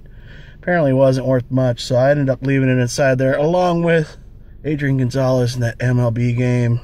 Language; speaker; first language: English; native; English